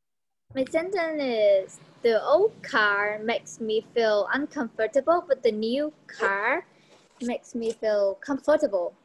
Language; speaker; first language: English; non-native, learner; Vietnamese